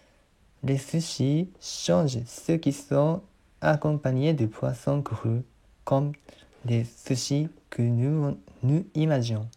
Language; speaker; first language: French; non-native, learner; Japanese